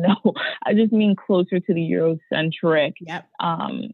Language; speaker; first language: English; native; English